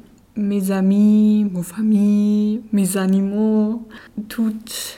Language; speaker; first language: French; non-native, learner; German